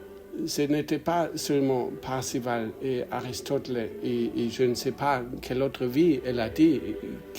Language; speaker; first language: French; non-native, learner; English